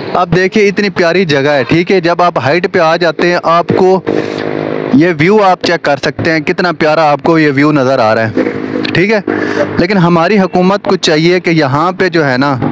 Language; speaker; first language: Urdu; non-native, local second language; Punjabi